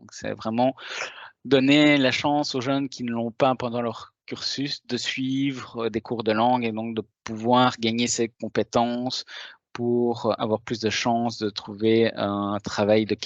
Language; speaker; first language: French; native; French